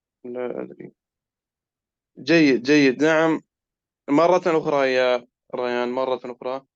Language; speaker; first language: Arabic; non-native, fluent; Urdu